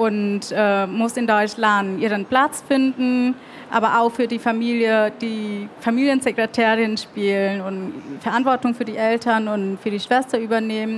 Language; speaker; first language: German; early bilingual, other home language; Vietnamese